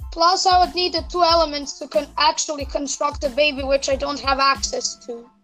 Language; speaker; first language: English; non-native, fluent; Serbian